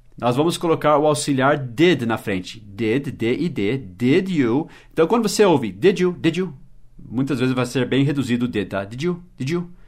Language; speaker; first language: Portuguese; early bilingual, other home language; English